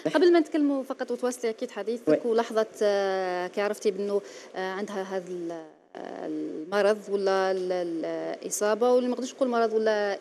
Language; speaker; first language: Arabic; native; Arabic